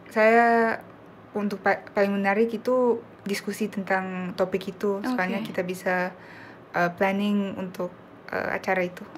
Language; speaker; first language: Indonesian; non-native, local second language; Korean